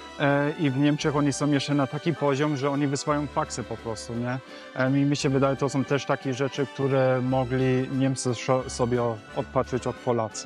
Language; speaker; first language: Polish; non-native, learner; German